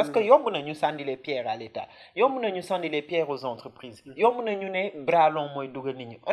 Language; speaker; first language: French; non-native, local second language; Wolof